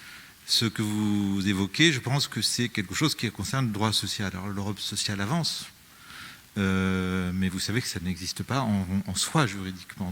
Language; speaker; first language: French; native; French